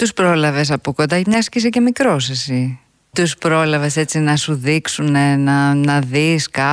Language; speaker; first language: Greek; native; Greek